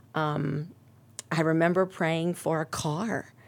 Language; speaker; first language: English; native; English